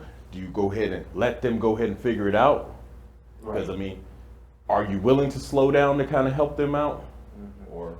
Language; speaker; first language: English; native; English